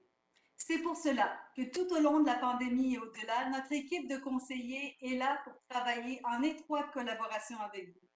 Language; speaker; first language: French; native; French